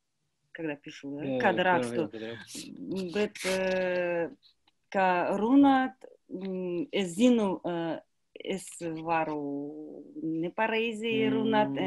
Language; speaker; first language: Latvian; non-native, learner; Kazakh